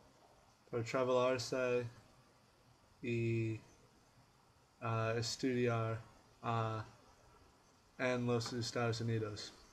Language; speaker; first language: Spanish; non-native, learner; English